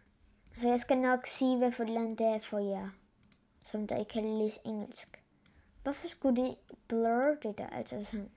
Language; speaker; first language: Danish; early bilingual, other home language; Spanish